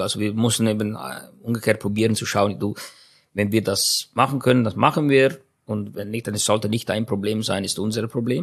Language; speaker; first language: German; non-native, fluent; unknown